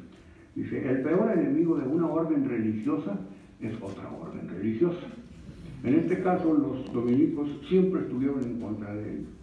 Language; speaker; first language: Spanish; native; Spanish